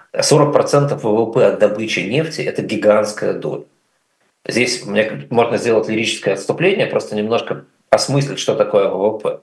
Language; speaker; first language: Russian; native; Russian